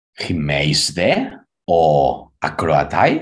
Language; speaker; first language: Greek; non-native, fluent; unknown